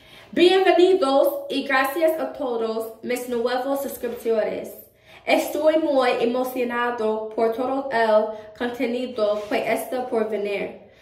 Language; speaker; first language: Spanish; non-native, learner; English